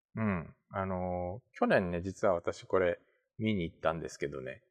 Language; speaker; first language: Japanese; native; Japanese